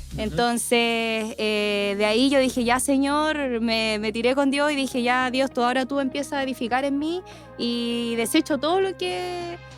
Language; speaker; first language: Spanish; native; Spanish